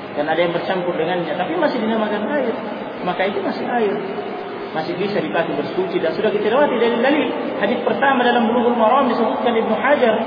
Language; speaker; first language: Indonesian; native; Indonesian